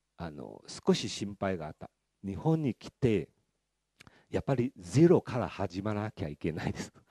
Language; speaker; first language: Japanese; non-native, fluent; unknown